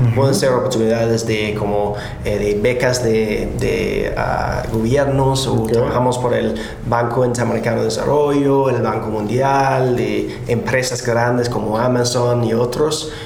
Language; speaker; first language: Spanish; non-native, fluent; Danish